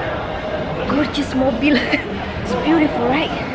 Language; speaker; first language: English; non-native, learner; Indonesian